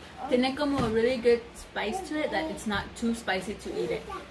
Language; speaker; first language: English; early bilingual, other home language; Spanish